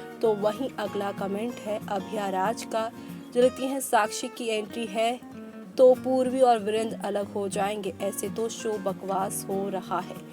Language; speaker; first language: Hindi; native; Hindi